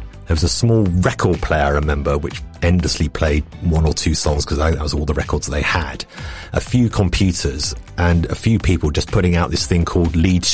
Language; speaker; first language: English; native; English